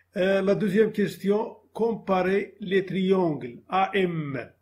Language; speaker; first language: French; non-native, local second language; Arabic